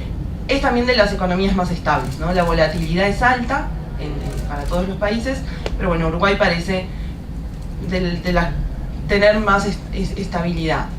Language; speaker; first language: Spanish; native; Spanish